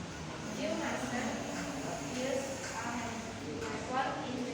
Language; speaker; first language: English; non-native, learner; Indonesian